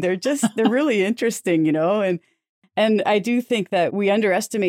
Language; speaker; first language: English; native; English